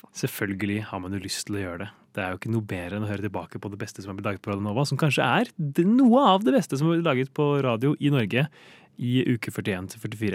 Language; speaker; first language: Norwegian; native; Norwegian